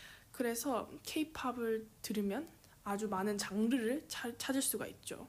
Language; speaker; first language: Korean; early bilingual, heritage; Korean